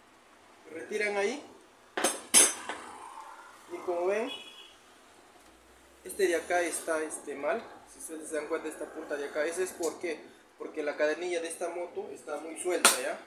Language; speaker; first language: Spanish; native; Spanish